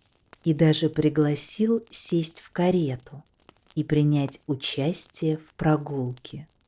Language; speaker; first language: Russian; native; Russian